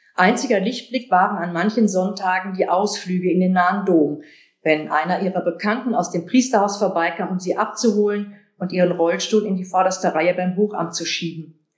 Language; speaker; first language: German; native; German